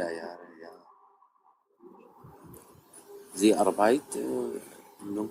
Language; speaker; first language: German; non-native, learner; Arabic